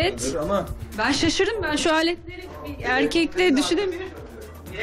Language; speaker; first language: Turkish; native; Turkish